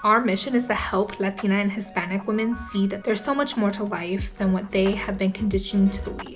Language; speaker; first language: English; native; English